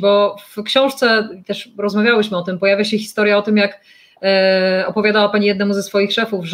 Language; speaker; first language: Polish; native; Polish